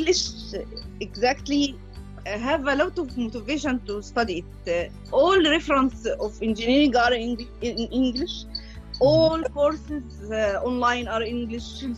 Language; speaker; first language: English; non-native, learner; Arabic